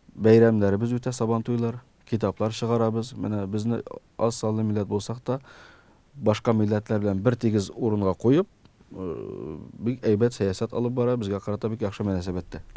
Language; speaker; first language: Tatar; early bilingual, heritage; Tatar